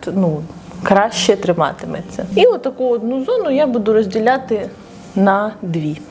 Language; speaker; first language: Ukrainian; non-native, local second language; Russian